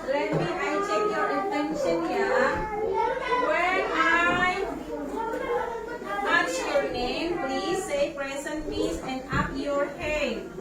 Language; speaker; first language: English; non-native, learner; Indonesian